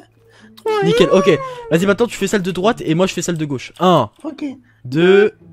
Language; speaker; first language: French; native; French